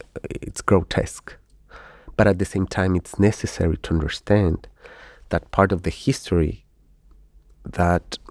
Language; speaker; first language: English; non-native, fluent; Spanish